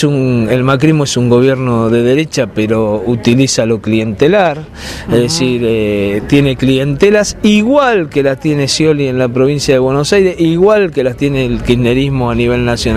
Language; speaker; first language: Spanish; native; Spanish